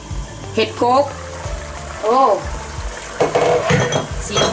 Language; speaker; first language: Dutch; non-native, learner; Thai